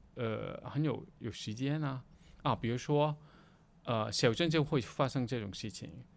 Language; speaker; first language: Chinese; non-native, local second language; Cantonese